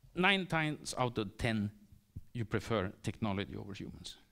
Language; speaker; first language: English; non-native, fluent; Swedish